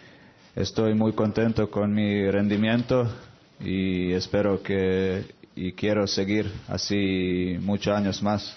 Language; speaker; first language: Spanish; non-native, fluent; Croatian